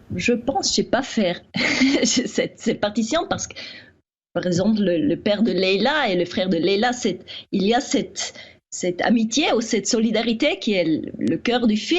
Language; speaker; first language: French; non-native, fluent; Swiss German